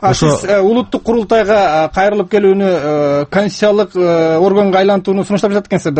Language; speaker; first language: Kyrgyz; native; Kyrgyz